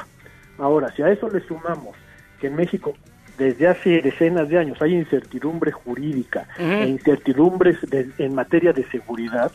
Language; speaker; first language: Spanish; native; Spanish